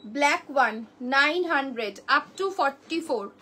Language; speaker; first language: Hindi; non-native, local second language; Bangla